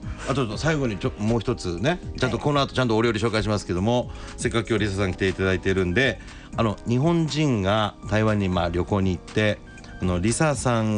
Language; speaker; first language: Japanese; native; Japanese